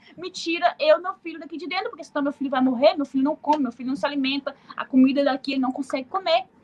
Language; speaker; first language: Portuguese; native; Portuguese